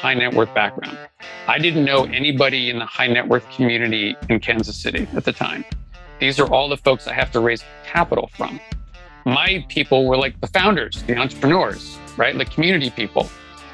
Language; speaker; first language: English; native; English